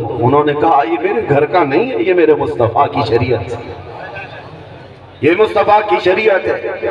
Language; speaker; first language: Urdu; native; Urdu